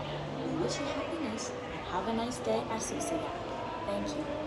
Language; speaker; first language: English; non-native, learner; Chinese